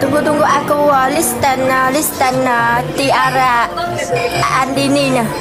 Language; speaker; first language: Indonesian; non-native, learner; Vietnamese